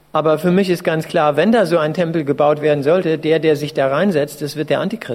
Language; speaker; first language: German; native; German